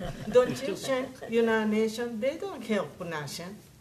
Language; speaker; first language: English; non-native, learner; Japanese